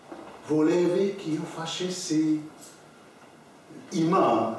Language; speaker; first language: Italian; non-native, fluent; Arabic